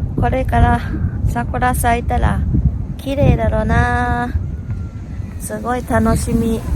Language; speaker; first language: Japanese; non-native, learner; Thai